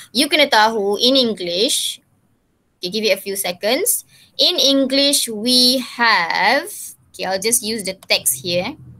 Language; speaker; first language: English; non-native, local second language; Malay